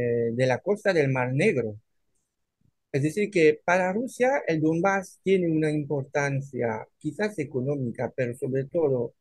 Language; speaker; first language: Spanish; non-native, fluent; French